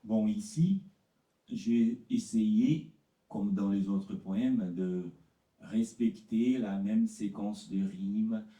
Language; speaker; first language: French; non-native, fluent; Portuguese